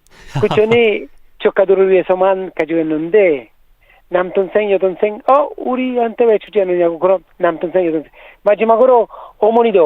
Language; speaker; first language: Korean; non-native, learner; Italian